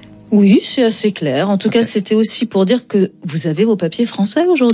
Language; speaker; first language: French; native; French